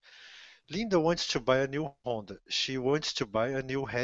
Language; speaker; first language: English; non-native, learner; Portuguese